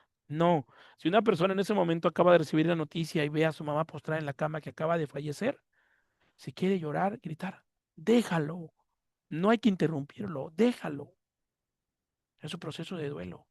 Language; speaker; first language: Spanish; native; Spanish